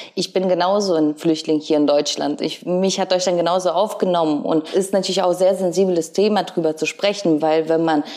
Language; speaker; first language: German; early bilingual, other home language; Ukrainian